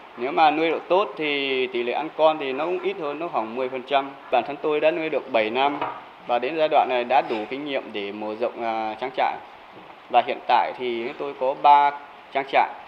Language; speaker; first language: Vietnamese; non-native, local second language; Iu Mien